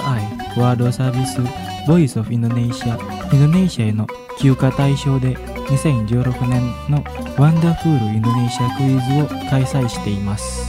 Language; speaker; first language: Japanese; non-native, fluent; Indonesian